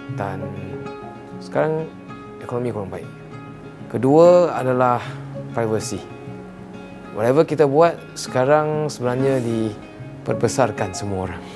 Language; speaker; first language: Malay; non-native, local second language; Chinese